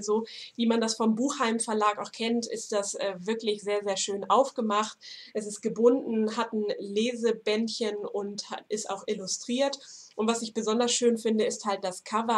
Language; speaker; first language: German; native; German